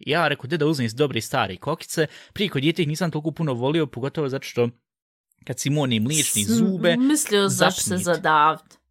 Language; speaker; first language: Bosnian; early bilingual, heritage; Bosnian